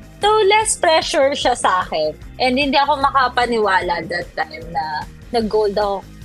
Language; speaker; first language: Filipino; native; Filipino